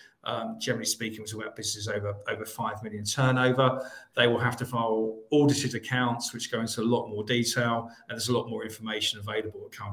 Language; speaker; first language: English; native; English